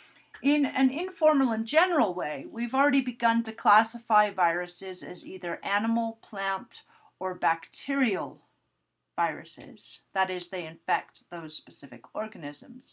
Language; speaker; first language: English; native; English